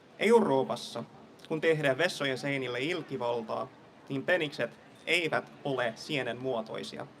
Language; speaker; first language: Finnish; non-native, fluent; English